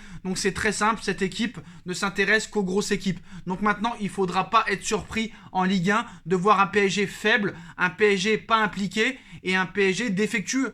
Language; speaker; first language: French; native; French